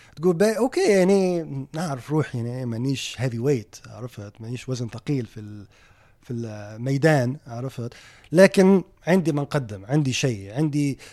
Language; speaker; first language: Arabic; native; Arabic